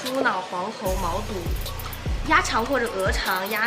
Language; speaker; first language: Chinese; native; Chinese